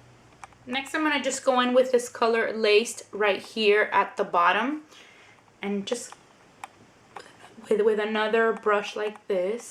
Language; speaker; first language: English; native; English